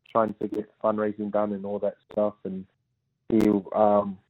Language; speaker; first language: English; native; English